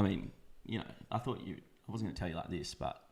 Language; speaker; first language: English; native; English